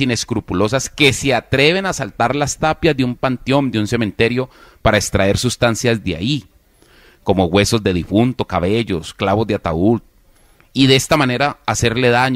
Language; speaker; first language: Spanish; native; Spanish